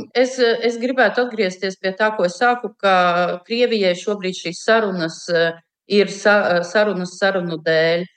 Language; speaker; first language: Latvian; native; Latvian